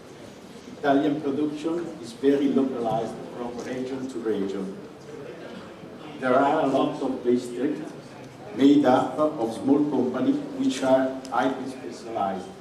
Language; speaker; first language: English; non-native, fluent; Italian